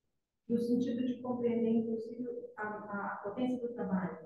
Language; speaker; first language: Portuguese; native; Portuguese